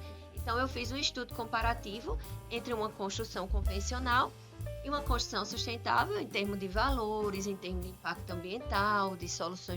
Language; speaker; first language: Portuguese; native; Portuguese